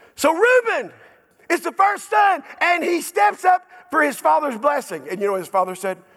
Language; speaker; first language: English; native; English